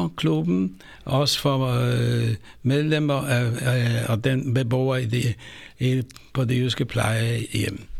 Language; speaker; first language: Danish; non-native, fluent; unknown